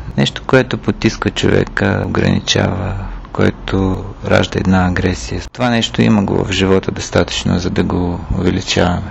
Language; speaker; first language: Bulgarian; native; Bulgarian